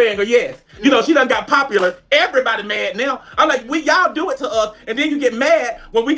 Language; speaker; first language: English; native; English